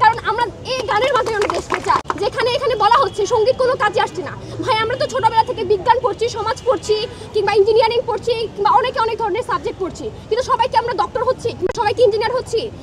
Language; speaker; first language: Bangla; non-native, local second language; Chakma